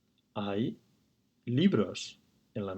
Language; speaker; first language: Spanish; non-native, fluent; English